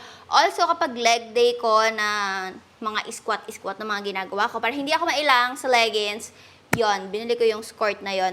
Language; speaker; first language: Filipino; native; Filipino